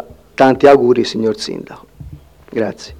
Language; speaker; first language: Italian; native; Italian